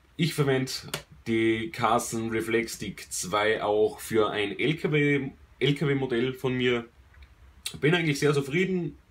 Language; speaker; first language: German; native; German